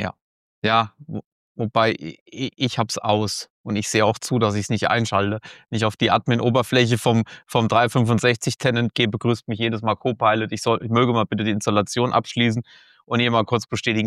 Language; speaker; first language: German; native; German